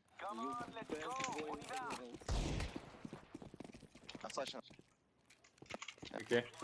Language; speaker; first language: English; non-native, learner; Turkish